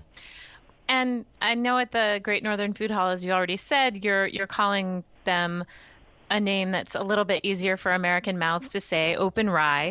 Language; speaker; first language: English; native; English